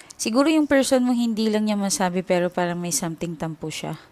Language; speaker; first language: Filipino; native; Filipino